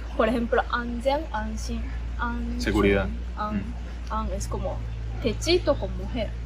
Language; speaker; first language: Spanish; non-native, fluent; Japanese